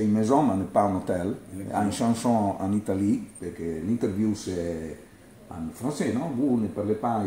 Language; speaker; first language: French; non-native, learner; Italian